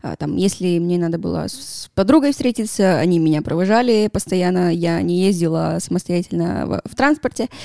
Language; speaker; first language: Russian; non-native, fluent; Spanish